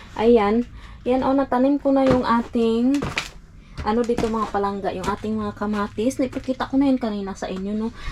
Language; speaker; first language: Filipino; non-native, local second language; Cebuano